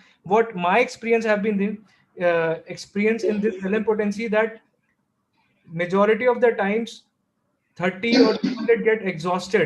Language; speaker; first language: English; non-native, local second language; Hindi